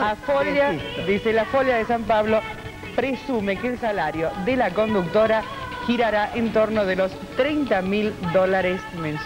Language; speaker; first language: Spanish; native; Spanish